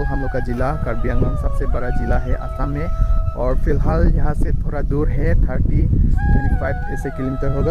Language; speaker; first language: Hindi; non-native, local second language; Karbi